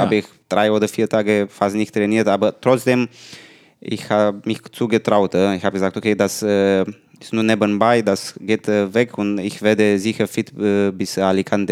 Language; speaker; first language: German; native; German